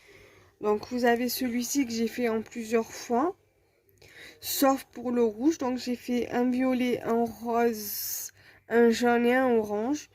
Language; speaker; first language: French; native; French